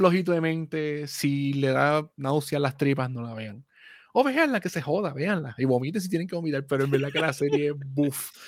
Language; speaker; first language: Spanish; native; Spanish